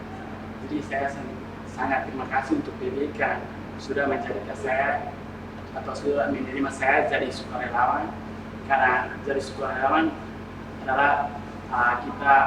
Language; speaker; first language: Indonesian; non-native, fluent; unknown